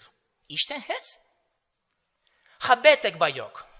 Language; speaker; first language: Hungarian; non-native, learner; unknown